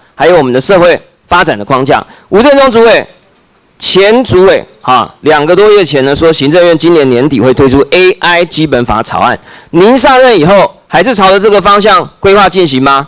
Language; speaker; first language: Chinese; native; Chinese